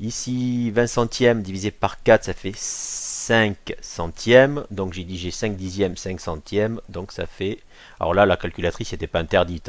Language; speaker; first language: French; native; French